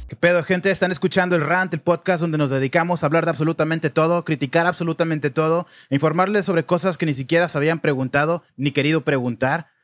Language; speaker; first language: Spanish; native; Spanish